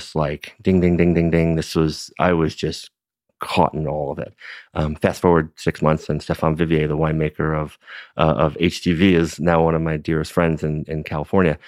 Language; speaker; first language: English; native; English